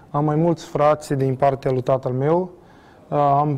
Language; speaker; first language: Romanian; non-native, fluent; Portuguese